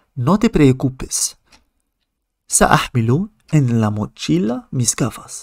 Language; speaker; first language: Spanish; non-native, fluent; Arabic